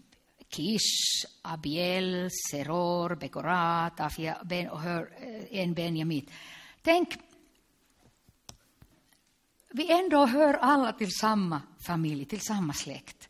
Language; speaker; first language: Swedish; non-native, local second language; Finnish